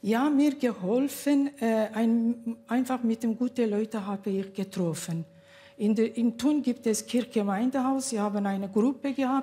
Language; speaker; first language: German; non-native, learner; Kurdish